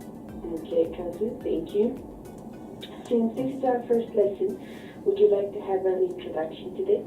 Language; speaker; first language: English; non-native, fluent; Bosnian